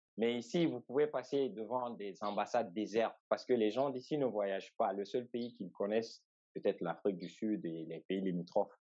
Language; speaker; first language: French; non-native, local second language; Bambara